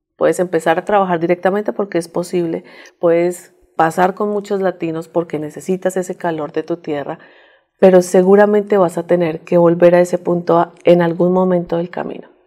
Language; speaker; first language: Spanish; native; Spanish